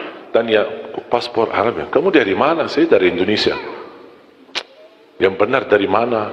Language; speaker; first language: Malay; non-native, fluent; Arabic